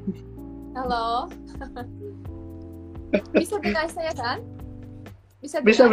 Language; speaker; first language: Indonesian; non-native, fluent; Turkish